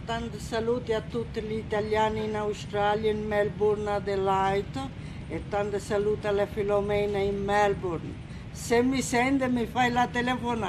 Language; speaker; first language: Italian; native; Italian